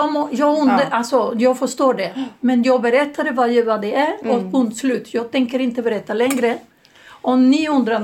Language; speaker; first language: Swedish; non-native, fluent; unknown